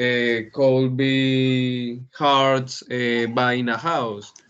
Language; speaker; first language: English; non-native, learner; Spanish